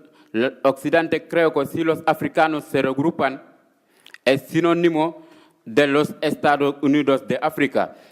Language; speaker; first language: Spanish; non-native, fluent; Wolof